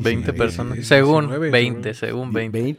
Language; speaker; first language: Spanish; native; Spanish